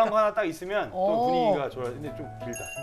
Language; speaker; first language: Korean; native; Korean